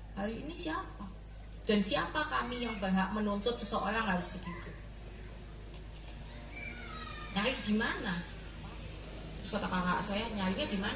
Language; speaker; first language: Indonesian; native; Indonesian